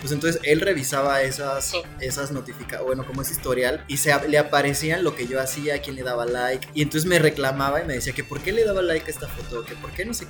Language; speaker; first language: Spanish; native; Spanish